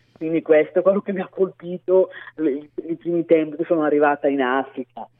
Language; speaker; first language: Italian; native; Italian